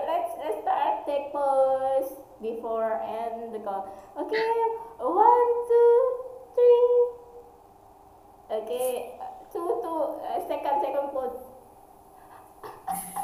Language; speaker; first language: English; non-native, learner; Indonesian